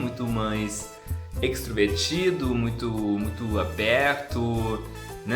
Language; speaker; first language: Portuguese; non-native, fluent; German